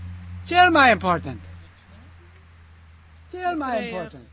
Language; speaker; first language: Romanian; non-native, learner; English